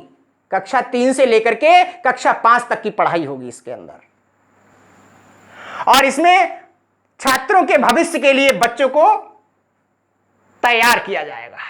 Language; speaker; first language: Hindi; native; Hindi